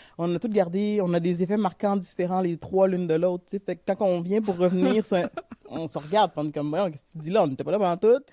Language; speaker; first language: French; early bilingual, other home language; Haitian Creole